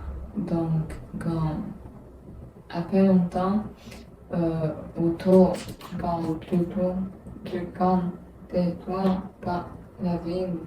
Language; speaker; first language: French; non-native, learner; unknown